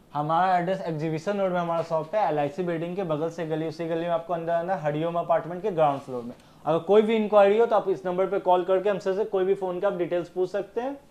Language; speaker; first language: Hindi; native; Hindi